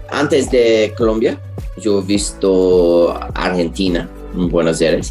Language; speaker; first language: Spanish; non-native, learner; English